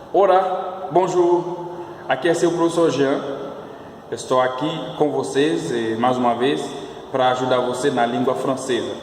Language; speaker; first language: Portuguese; non-native, fluent; French